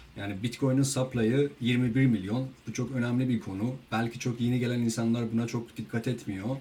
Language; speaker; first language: Turkish; non-native, fluent; Persian